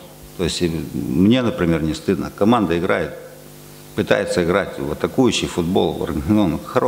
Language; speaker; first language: Russian; native; Russian